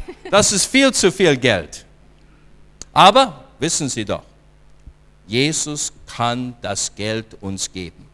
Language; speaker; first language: German; non-native, learner; English